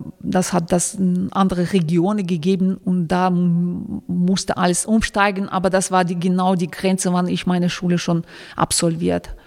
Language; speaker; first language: German; non-native, fluent; Russian